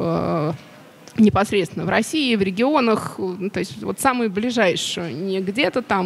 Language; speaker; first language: Russian; native; Russian